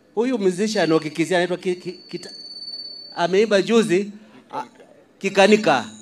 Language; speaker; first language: Swahili; non-native, local second language; Luyia